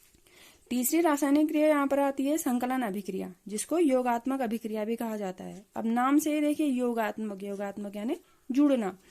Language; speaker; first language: Hindi; native; Hindi